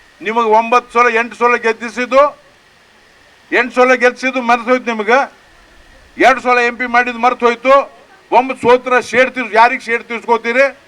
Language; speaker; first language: Kannada; non-native, local second language; Lambadi